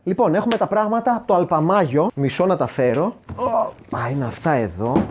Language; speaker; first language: Greek; native; Greek